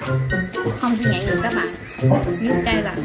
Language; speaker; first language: Vietnamese; non-native, learner; Thai